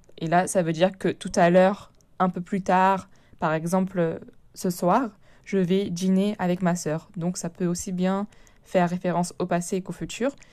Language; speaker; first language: French; native; French